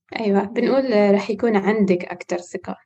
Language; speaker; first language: Arabic; non-native, fluent; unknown